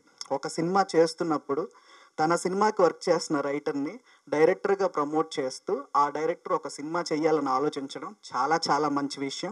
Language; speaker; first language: Telugu; native; Telugu